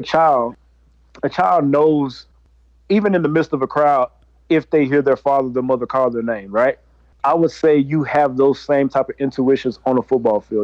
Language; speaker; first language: English; native; English